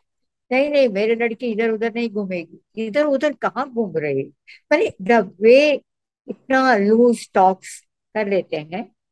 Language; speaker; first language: Hindi; non-native, local second language; Tamil